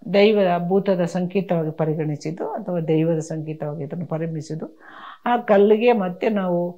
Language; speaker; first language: Kannada; non-native, local second language; Tulu